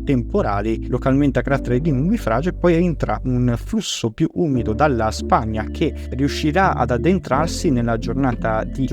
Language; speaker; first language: Italian; native; Italian